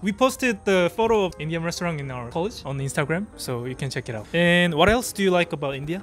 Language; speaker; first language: English; early bilingual, other home language; Korean